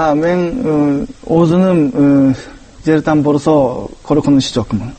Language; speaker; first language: Kyrgyz; non-native, fluent; Japanese